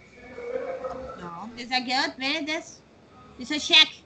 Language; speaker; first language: English; non-native, learner; Spanish